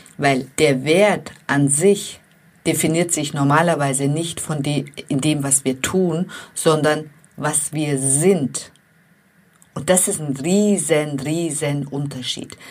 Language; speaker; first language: German; non-native, fluent; Turkish